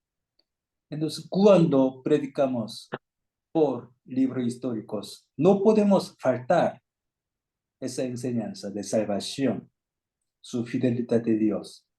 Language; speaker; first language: Spanish; non-native, fluent; Korean